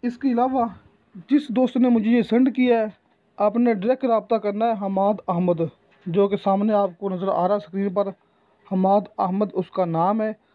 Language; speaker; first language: Urdu; non-native, local second language; Punjabi